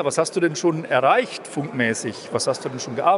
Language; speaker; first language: German; native; German